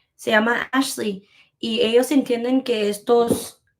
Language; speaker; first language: Spanish; early bilingual, heritage; Spanish